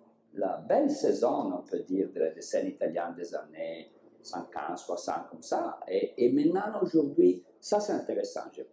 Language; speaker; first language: French; non-native, learner; Italian